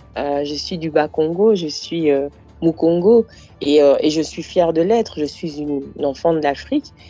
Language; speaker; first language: French; native; French